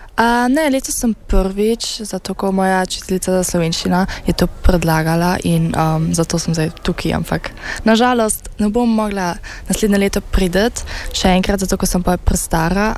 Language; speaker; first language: Slovenian; early bilingual, heritage; Slovenian